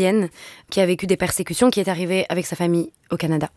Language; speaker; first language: French; native; French